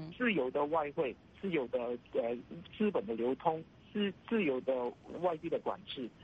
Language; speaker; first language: Chinese; non-native, local second language; Cantonese